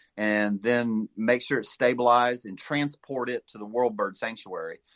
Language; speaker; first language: English; native; English